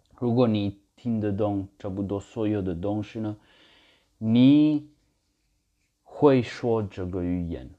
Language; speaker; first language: Chinese; non-native, learner; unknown